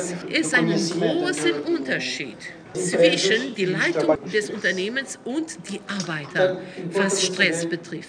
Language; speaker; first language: German; non-native, fluent; Portuguese